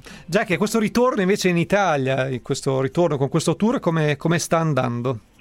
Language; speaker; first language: Italian; native; Italian